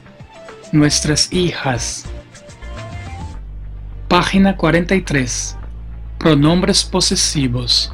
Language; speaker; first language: Spanish; non-native, fluent; Portuguese